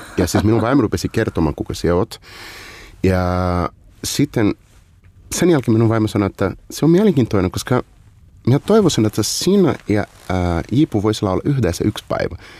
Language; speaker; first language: Finnish; non-native, fluent; Portuguese